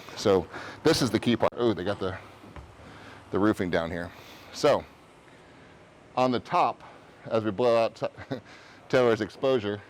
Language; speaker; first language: English; native; English